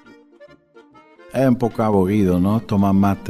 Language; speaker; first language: Spanish; non-native, fluent; Dutch